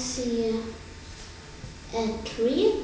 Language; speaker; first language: English; non-native, learner; German